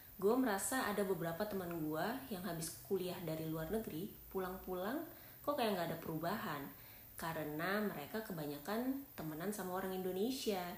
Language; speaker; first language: Indonesian; native; Indonesian